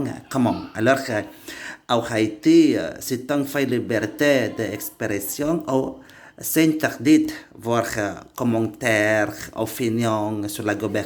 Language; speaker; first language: French; non-native, learner; Indonesian